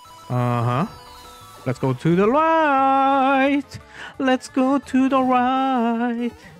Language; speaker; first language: English; non-native, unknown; Japanese